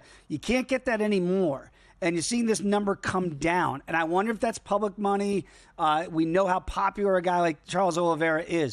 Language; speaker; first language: English; native; English